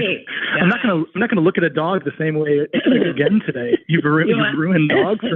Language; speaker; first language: English; native; English